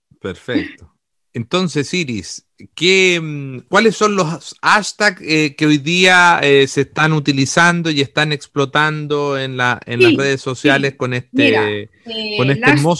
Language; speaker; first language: Spanish; native; Spanish